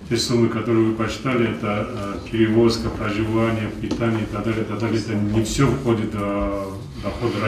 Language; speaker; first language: Russian; non-native, local second language; Avaric